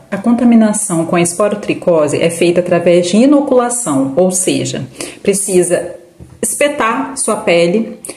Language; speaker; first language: Portuguese; native; Portuguese